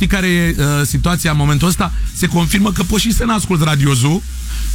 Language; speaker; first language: Romanian; native; Romanian